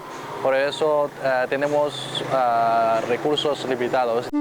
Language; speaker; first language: Spanish; non-native, fluent; Chinese